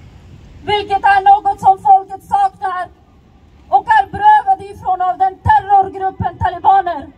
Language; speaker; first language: Swedish; early bilingual, other home language; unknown